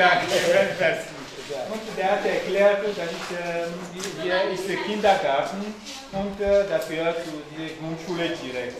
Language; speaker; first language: German; non-native, fluent; Ewe